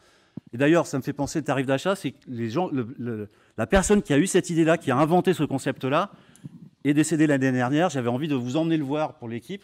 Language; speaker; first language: French; native; French